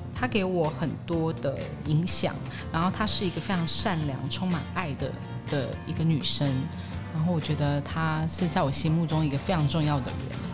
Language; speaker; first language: Chinese; native; Chinese